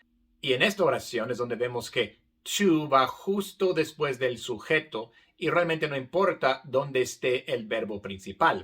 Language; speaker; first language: Spanish; non-native, fluent; English